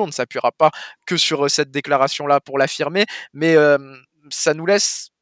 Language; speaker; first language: French; native; French